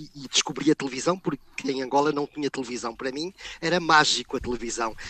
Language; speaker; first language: Portuguese; native; Portuguese